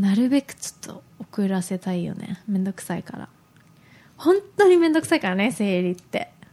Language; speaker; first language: Japanese; early bilingual, heritage; Japanese